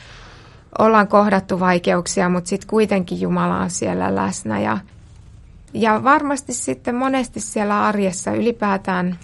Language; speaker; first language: Finnish; native; Finnish